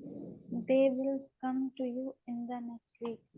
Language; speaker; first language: English; non-native, local second language; Hindi